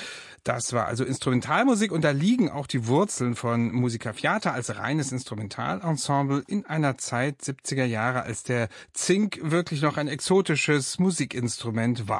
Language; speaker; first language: German; native; German